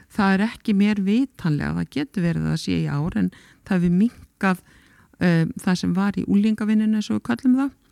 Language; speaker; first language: Icelandic; native; Icelandic